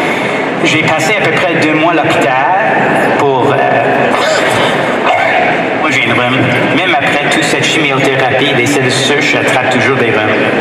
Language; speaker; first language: French; non-native, fluent; English